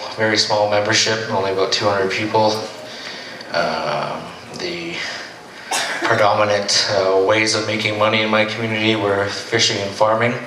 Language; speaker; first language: English; native; English